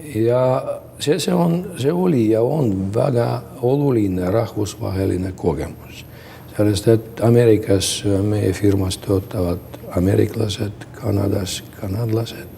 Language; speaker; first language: Estonian; non-native, local second language; Russian